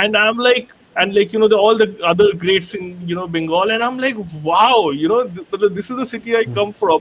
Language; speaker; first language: English; non-native, local second language; Bangla